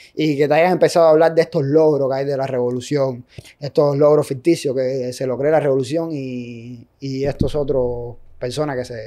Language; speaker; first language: Spanish; native; Spanish